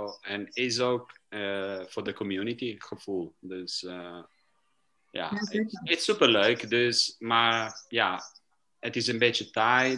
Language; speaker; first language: Dutch; non-native, learner; Portuguese